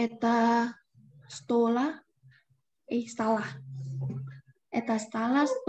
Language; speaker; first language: Russian; non-native, learner; Indonesian